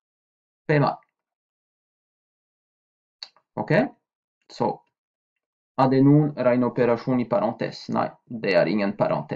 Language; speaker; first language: Norwegian; non-native, fluent; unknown